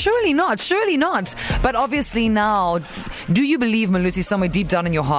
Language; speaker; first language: English; native; English